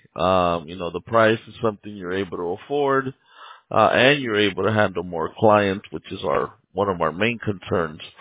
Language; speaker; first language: English; early bilingual, other home language; Spanish